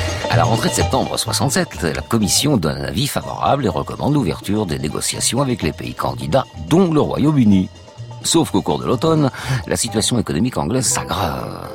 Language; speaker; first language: French; native; French